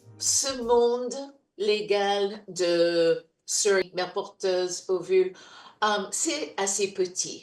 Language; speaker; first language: French; non-native, fluent; English